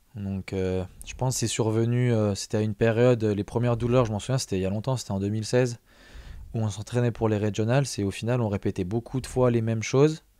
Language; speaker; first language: French; native; French